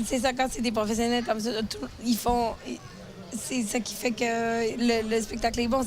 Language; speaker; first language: French; native; French